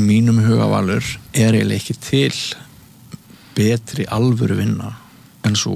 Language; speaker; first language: Icelandic; native; Icelandic